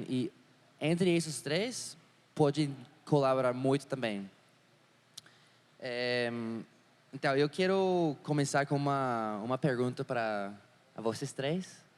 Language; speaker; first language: Portuguese; non-native, learner; English